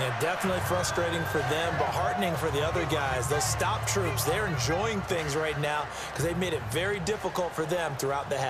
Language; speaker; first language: English; native; English